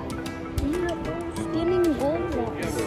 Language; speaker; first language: Spanish; early bilingual, heritage; Spanish